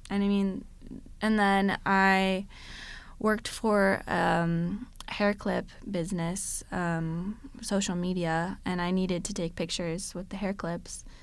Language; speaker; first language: English; native; English